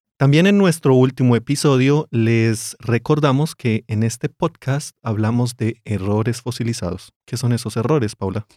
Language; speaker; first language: Spanish; native; Spanish